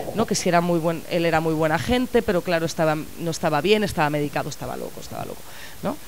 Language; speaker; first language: Spanish; non-native, local second language; Catalan